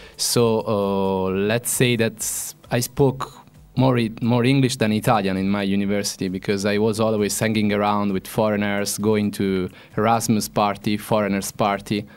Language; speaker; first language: English; non-native, fluent; Italian